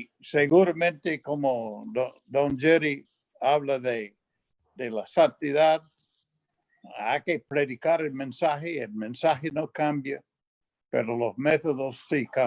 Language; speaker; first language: Spanish; non-native, fluent; English